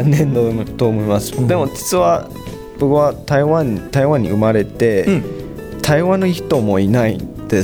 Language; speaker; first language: Japanese; non-native, learner; Chinese